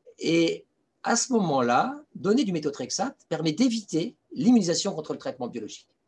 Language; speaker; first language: French; native; French